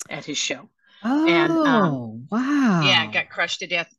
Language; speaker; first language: English; native; English